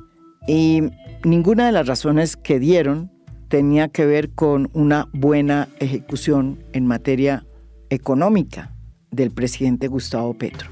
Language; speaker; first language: Spanish; native; Spanish